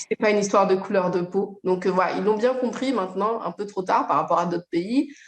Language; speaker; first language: French; native; French